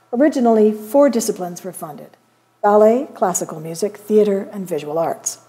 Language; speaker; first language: English; native; English